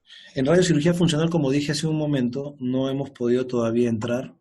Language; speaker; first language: Spanish; native; Spanish